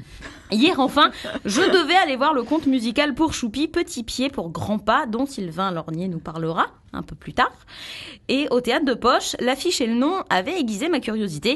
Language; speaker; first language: French; native; French